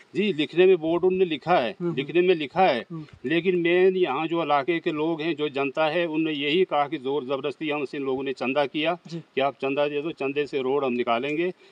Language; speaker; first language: Hindi; native; Hindi